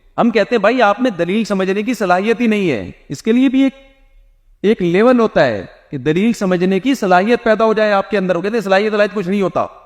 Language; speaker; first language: Urdu; native; Urdu